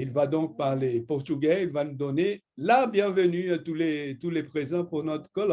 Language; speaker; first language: French; non-native, fluent; Portuguese